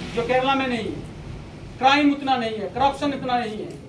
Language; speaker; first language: Hindi; non-native, local second language; Bangla